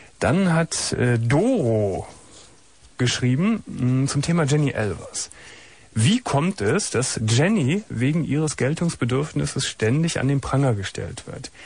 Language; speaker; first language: German; native; German